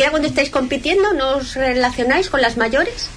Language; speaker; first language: Spanish; native; Spanish